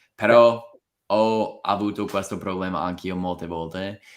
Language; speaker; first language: Italian; non-native, fluent; English